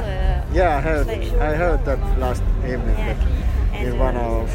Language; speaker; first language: English; non-native, fluent; Finnish